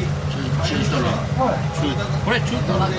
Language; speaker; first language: Japanese; non-native, learner; English